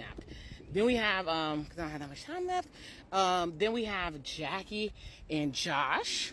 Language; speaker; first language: English; native; English